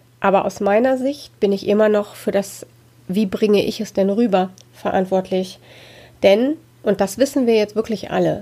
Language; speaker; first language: German; native; German